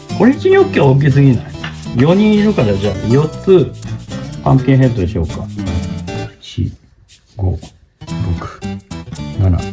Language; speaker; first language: Japanese; native; Japanese